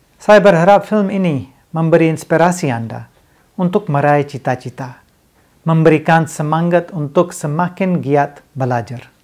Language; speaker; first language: Indonesian; non-native, fluent; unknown